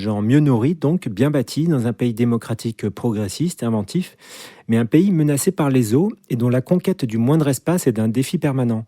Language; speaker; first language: French; native; French